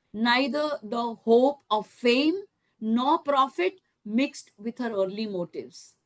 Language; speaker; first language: English; non-native, local second language; Gujarati